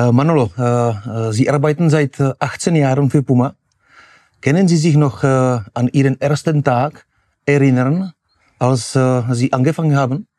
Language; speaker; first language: German; non-native, fluent; Czech